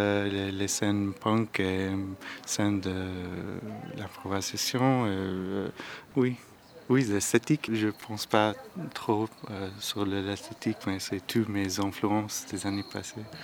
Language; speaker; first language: French; non-native, learner; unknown